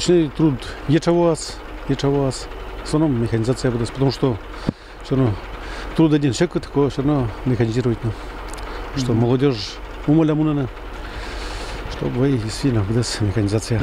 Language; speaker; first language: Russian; non-native, local second language; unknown